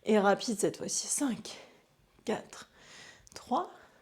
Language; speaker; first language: French; native; French